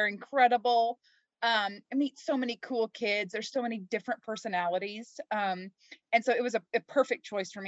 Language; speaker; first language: English; native; English